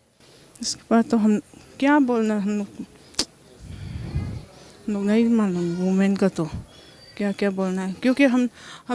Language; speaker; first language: Hindi; non-native, local second language; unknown